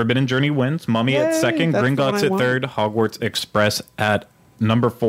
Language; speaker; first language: English; native; English